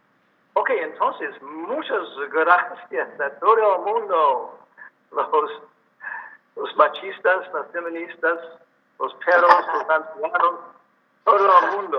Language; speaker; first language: Spanish; non-native, learner; English